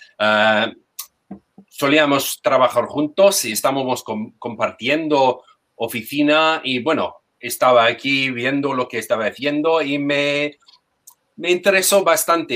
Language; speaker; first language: Spanish; non-native, fluent; English